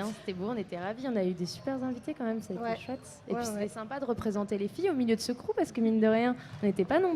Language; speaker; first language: French; native; French